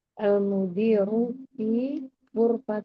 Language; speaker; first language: Arabic; non-native, learner; Indonesian